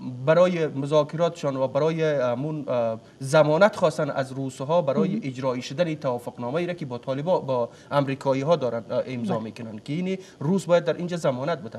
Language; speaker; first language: Persian; native; Persian